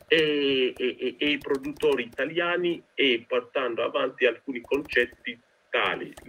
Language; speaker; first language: Italian; non-native, fluent; French